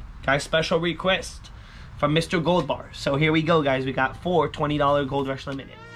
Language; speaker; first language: English; native; English